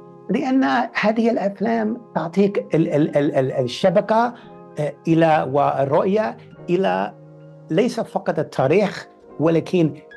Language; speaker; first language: Arabic; non-native, fluent; English